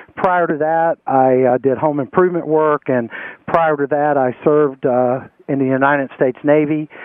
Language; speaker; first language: English; native; English